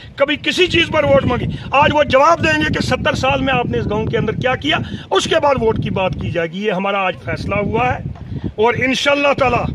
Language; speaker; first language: Urdu; non-native, local second language; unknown